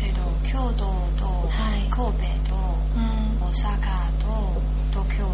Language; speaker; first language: Japanese; non-native, learner; Chinese